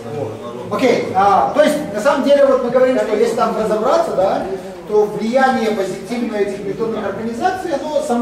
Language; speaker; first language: Russian; native; Russian